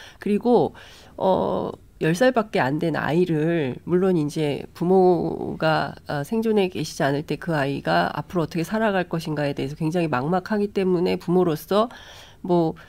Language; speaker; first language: Korean; native; Korean